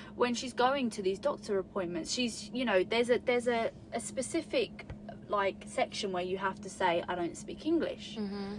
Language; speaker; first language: English; native; English